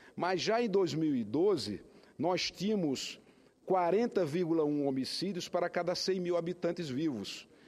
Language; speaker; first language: Portuguese; native; Portuguese